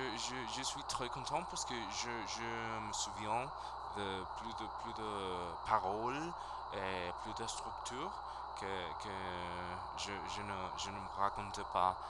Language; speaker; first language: French; non-native, learner; Spanish